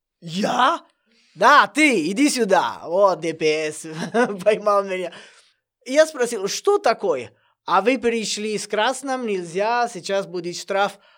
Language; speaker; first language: Russian; non-native, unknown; Italian